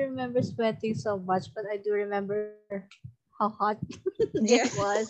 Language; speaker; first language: English; non-native, local second language; Filipino